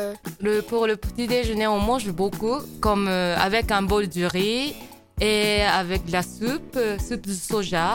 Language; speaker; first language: French; non-native, fluent; Japanese